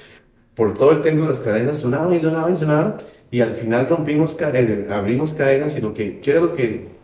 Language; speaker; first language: Spanish; native; Spanish